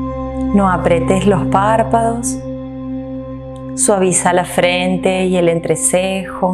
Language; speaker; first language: Spanish; native; Spanish